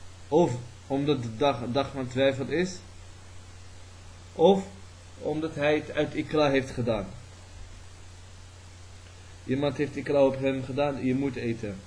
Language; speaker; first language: Dutch; early bilingual, other home language; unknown